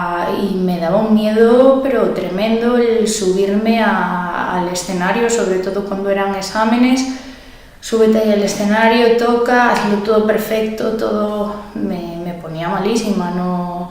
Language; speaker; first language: Spanish; native; Spanish